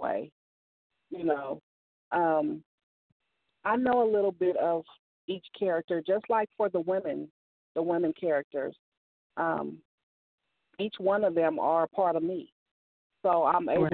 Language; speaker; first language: English; native; English